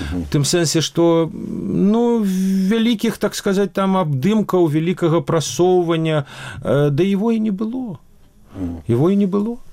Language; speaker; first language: Belarusian; native; Belarusian